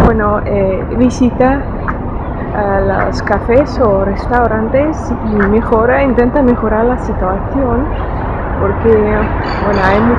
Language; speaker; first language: Spanish; non-native, fluent; Russian